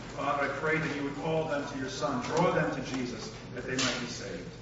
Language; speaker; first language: English; native; English